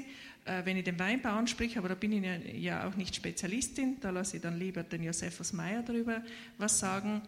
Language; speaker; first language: German; native; German